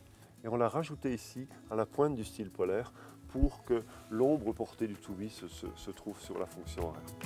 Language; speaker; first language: French; native; French